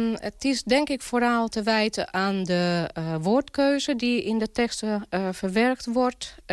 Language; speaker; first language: Dutch; non-native, fluent; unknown